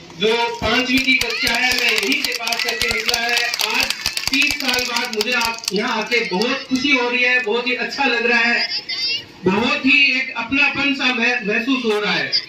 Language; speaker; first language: Hindi; native; Hindi